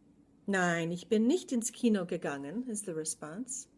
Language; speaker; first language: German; non-native, fluent; English